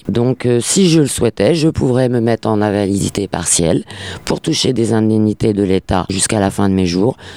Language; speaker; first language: French; native; French